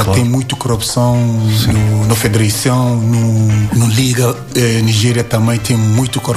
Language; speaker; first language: Portuguese; non-native, learner; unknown